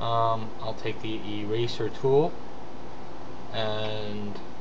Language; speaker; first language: English; native; English